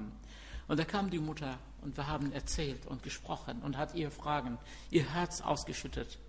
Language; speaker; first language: German; non-native, fluent; Arabic